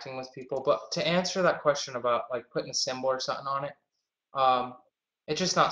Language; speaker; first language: English; native; English